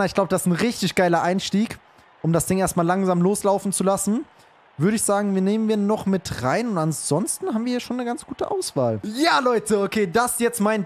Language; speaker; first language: German; native; German